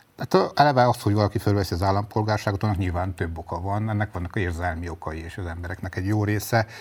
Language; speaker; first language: Hungarian; native; Hungarian